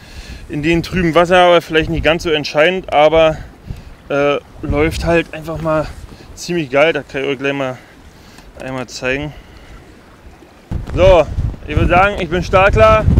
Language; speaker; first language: German; native; German